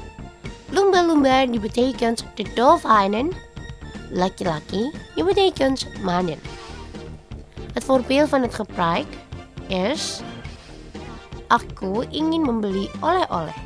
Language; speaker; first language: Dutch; non-native, learner; Indonesian